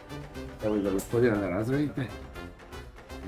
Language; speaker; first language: Serbian; native; Serbian